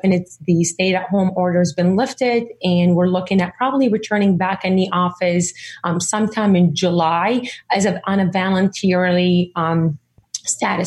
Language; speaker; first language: English; early bilingual, other home language; Arabic